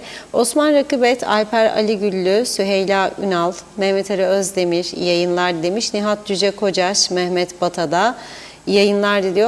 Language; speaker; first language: Turkish; native; Turkish